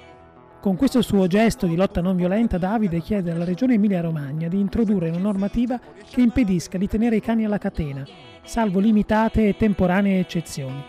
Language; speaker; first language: Italian; native; Italian